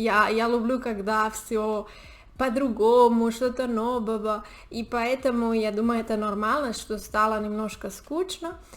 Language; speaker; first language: Russian; non-native, learner; Spanish